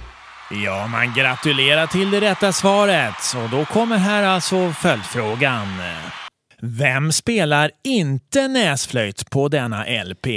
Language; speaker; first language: Swedish; native; Swedish